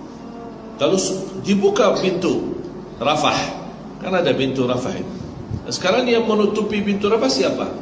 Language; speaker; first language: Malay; non-native, fluent; Arabic